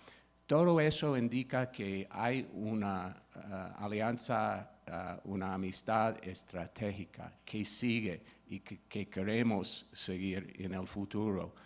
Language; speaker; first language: Spanish; non-native, fluent; English